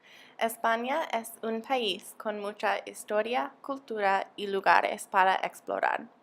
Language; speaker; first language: Spanish; non-native, learner; English